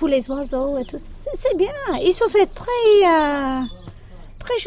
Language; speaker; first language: French; non-native, fluent; English